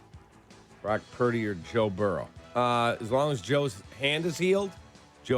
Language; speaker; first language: English; native; English